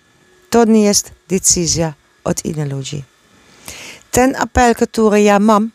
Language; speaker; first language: Polish; non-native, learner; Dutch